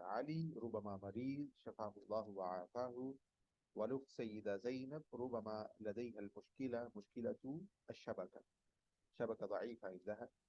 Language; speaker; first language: Arabic; non-native, fluent; Urdu